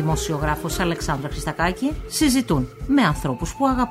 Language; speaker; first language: Greek; native; Greek